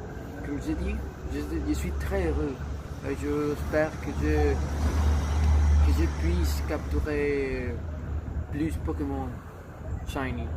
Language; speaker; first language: French; non-native, learner; Spanish